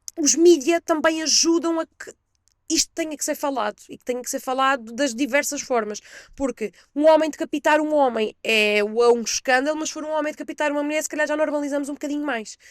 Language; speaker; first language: Portuguese; native; Portuguese